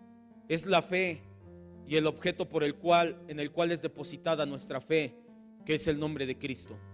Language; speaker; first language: Spanish; native; Spanish